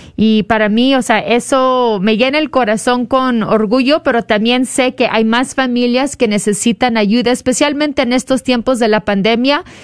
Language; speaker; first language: Spanish; early bilingual, heritage; Spanish